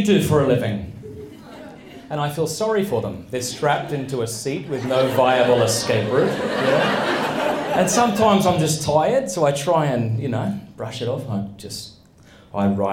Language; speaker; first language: English; native; English